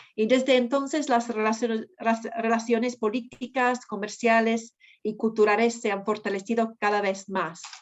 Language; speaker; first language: Spanish; non-native, fluent; English